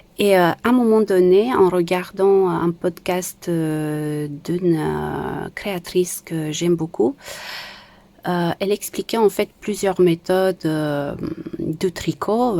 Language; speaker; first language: French; non-native, fluent; Romanian